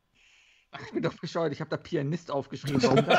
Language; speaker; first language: German; native; German